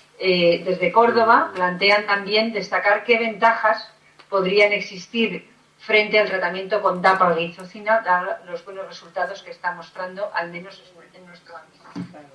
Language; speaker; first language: Spanish; native; Spanish